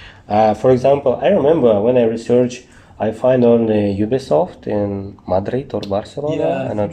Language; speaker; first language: English; non-native, learner; Russian